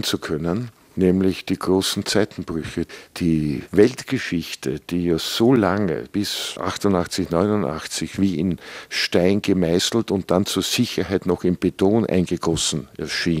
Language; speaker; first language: German; native; German